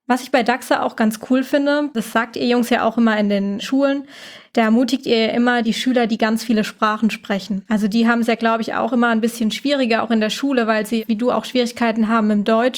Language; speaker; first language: German; native; German